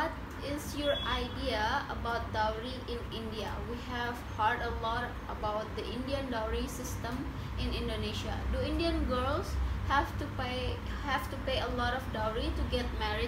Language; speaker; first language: English; non-native, fluent; Indonesian